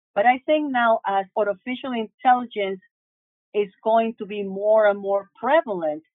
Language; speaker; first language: English; early bilingual, other home language; Spanish